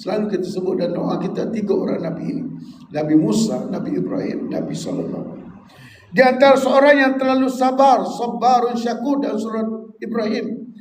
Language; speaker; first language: Malay; native; Malay